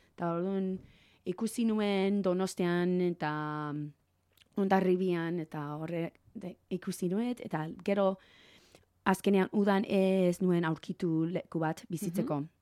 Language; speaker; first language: Basque; non-native, learner; English